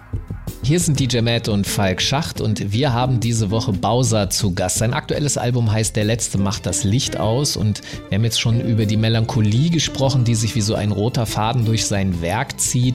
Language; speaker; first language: German; native; German